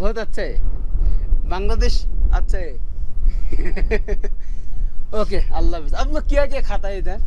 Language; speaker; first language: Hindi; non-native, learner; Bangla